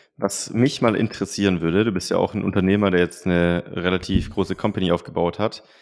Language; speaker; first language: German; native; German